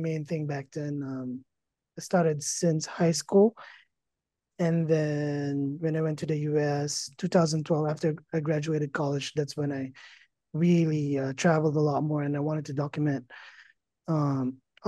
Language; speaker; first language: English; non-native, local second language; Filipino